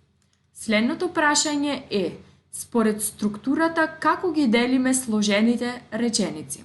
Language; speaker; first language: Macedonian; native; Macedonian